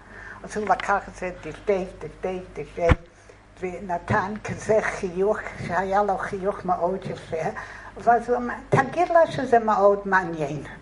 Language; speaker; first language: Hebrew; non-native, fluent; English